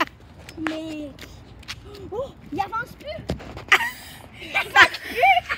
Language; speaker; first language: French; native; French